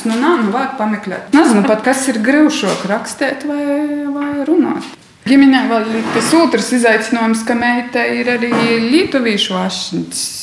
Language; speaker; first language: Latvian; native; Latvian